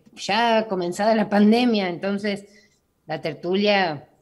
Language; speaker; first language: Spanish; native; Spanish